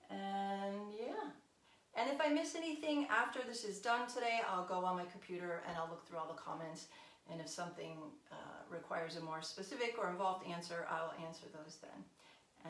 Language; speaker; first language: English; native; English